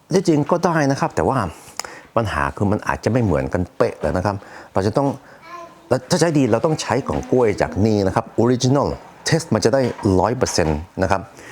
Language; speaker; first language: Thai; non-native, fluent; Swedish